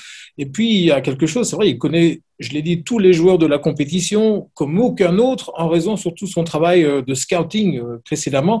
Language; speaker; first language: French; native; French